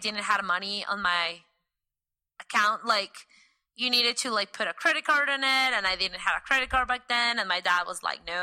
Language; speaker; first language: English; non-native, fluent; Spanish